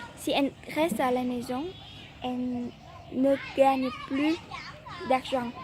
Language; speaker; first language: French; non-native, learner; Vietnamese